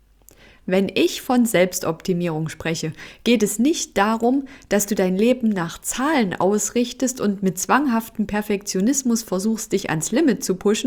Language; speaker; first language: German; native; German